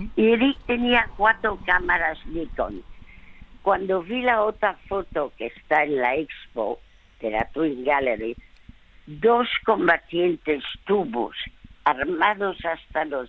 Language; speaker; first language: Spanish; early bilingual, other home language; French